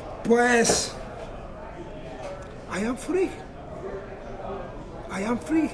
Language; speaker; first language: English; non-native, learner; Spanish